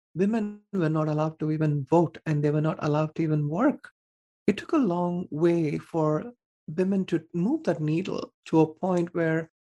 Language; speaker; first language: English; non-native, local second language; Tamil